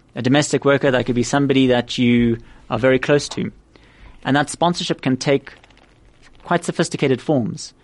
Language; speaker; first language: English; native; English